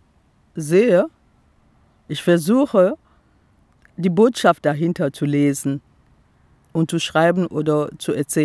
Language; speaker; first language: German; non-native, fluent; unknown